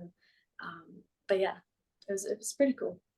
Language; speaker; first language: English; native; English